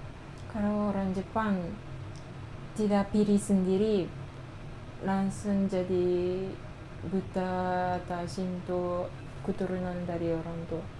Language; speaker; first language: Indonesian; non-native, learner; Japanese